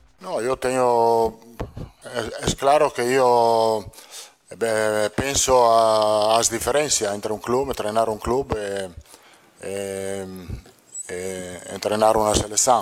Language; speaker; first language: Portuguese; non-native, fluent; Italian